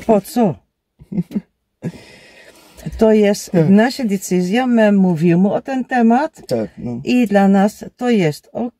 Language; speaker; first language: Polish; non-native, learner; Dutch